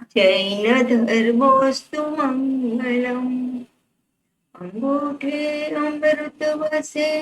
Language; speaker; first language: Hindi; non-native, local second language; Gujarati